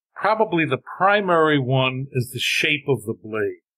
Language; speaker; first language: English; native; English